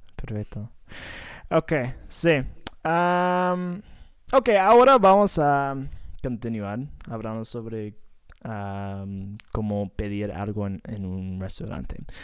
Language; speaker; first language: Spanish; non-native, fluent; English